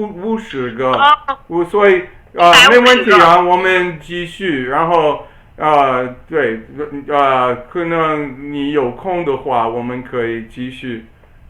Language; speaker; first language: Chinese; non-native, learner; English